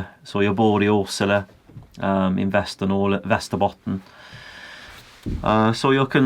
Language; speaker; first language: Swedish; non-native, learner; English